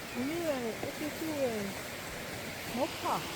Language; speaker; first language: Korean; non-native, learner; Lao